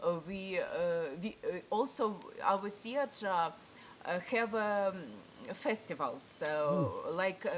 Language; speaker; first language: English; non-native, learner; Ukrainian